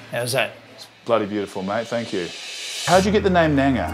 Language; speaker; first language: English; native; English